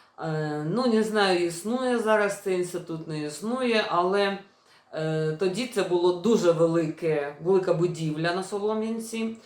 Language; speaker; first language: Ukrainian; non-native, local second language; Russian